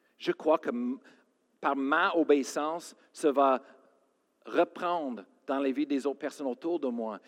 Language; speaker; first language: French; non-native, fluent; English